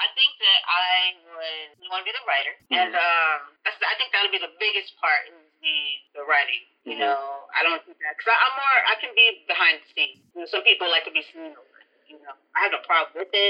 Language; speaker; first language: English; native; English